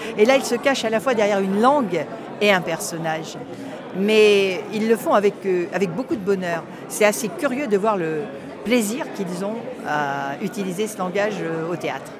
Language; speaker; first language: French; native; French